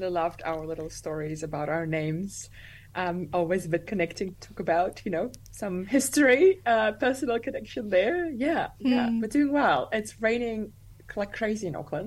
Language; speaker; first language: English; non-native, fluent; Russian